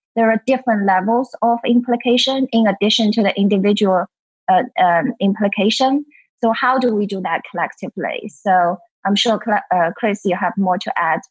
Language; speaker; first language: English; non-native, fluent; Chinese